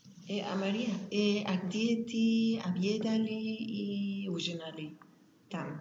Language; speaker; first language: Russian; non-native, learner; German